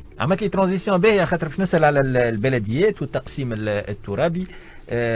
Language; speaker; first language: Arabic; native; Arabic